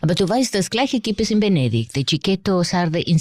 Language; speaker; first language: German; non-native, fluent; Spanish